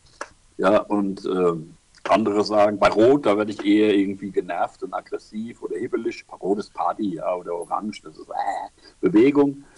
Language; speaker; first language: German; native; German